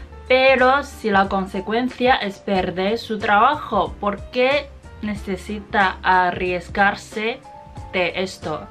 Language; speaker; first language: Spanish; non-native, fluent; Chinese